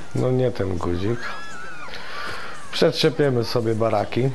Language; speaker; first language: Polish; native; Polish